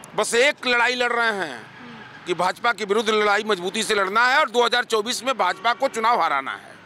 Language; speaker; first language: Hindi; native; Hindi